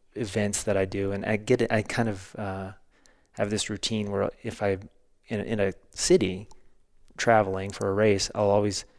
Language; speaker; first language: English; native; English